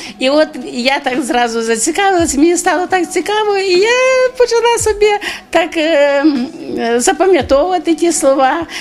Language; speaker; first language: Ukrainian; native; Ukrainian